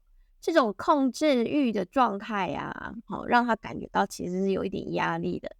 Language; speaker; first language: Chinese; native; Chinese